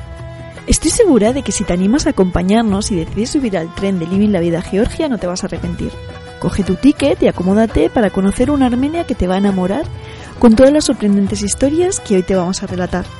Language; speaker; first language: Spanish; native; Spanish